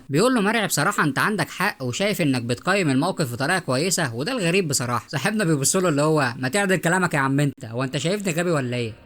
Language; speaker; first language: Arabic; native; Arabic